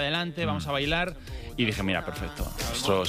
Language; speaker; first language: Spanish; native; Spanish